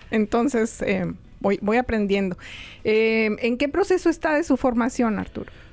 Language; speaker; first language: Spanish; native; Spanish